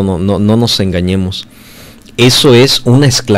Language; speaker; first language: Spanish; native; Spanish